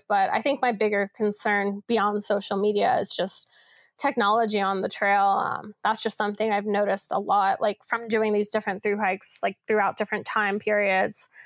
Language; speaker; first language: English; native; English